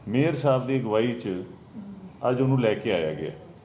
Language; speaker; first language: Hindi; non-native, local second language; Punjabi